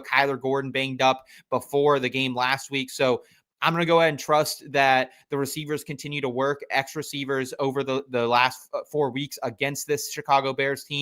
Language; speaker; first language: English; native; English